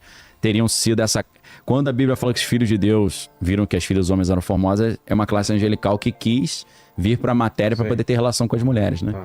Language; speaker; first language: Portuguese; native; Portuguese